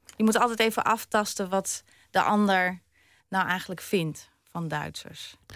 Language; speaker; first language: Dutch; early bilingual, other home language; German